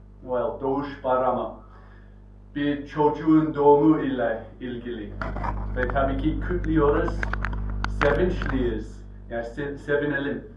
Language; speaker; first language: Turkish; non-native, fluent; English